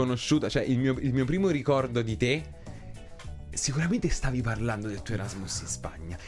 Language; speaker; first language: Italian; native; Italian